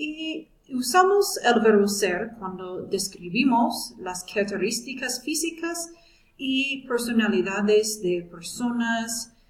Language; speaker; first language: Spanish; non-native, fluent; English